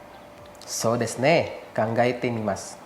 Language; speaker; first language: Japanese; non-native, fluent; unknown